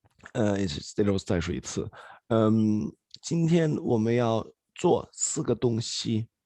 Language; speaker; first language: Chinese; non-native, fluent; Swedish